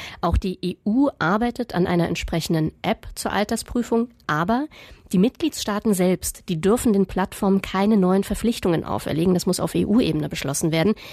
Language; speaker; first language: German; native; German